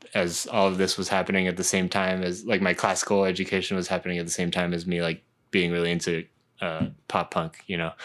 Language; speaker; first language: English; non-native, local second language; Cantonese